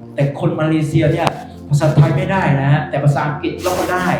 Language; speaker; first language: Thai; non-native, local second language; Pattani Malay